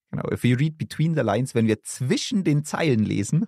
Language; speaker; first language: German; native; German